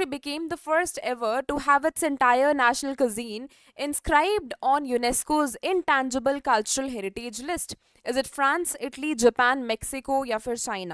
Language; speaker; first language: English; non-native, local second language; Hindi